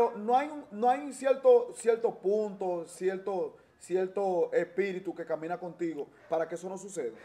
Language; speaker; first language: Spanish; native; Spanish